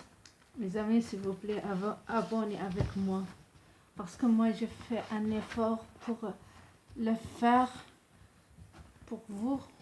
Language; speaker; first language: French; non-native, local second language; Arabic